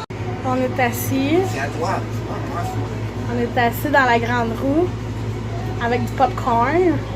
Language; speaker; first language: French; native; French